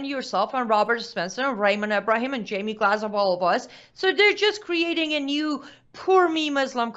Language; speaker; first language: English; non-native, fluent; Persian